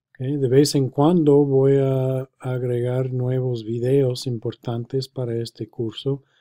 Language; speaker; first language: Spanish; non-native, fluent; English